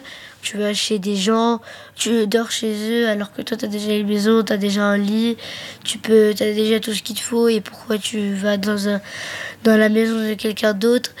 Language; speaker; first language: French; early bilingual, other home language; Arabic